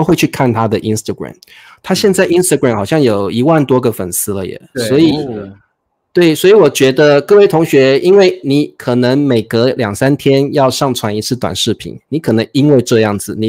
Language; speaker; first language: Chinese; native; Chinese